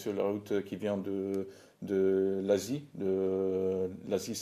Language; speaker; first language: French; non-native, fluent; Italian